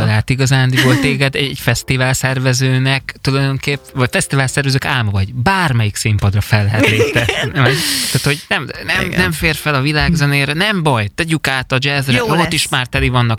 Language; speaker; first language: Hungarian; native; Hungarian